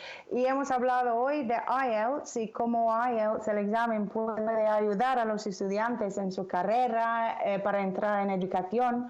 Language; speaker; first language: Spanish; non-native, fluent; English